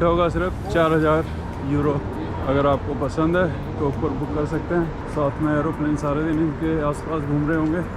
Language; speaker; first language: Hindi; native; Hindi